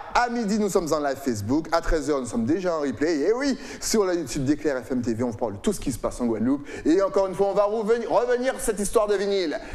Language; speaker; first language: French; native; French